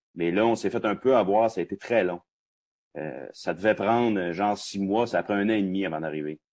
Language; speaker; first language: French; native; French